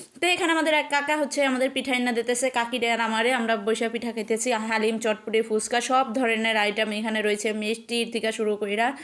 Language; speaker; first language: Bangla; native; Bangla